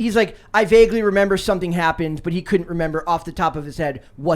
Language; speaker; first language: English; native; English